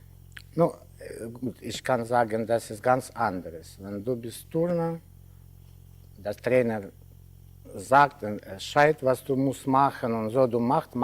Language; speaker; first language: German; non-native, learner; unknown